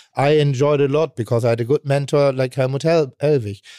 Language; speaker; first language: English; non-native, fluent; German